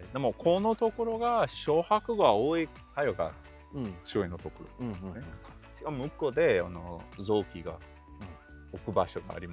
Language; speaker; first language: Japanese; non-native, learner; English